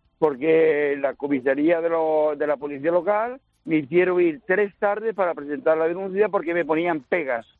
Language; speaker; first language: Spanish; native; Spanish